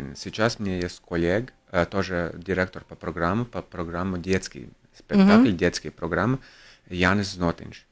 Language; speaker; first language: Russian; non-native, local second language; Latvian